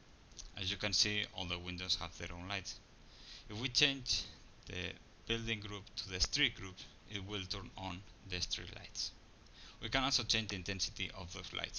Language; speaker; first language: English; non-native, fluent; Spanish